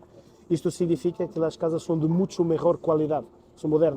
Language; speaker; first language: Spanish; non-native, learner; Portuguese